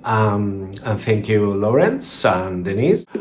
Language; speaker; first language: English; non-native, fluent; Catalan